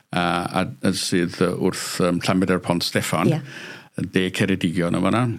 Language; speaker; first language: Welsh; native; Welsh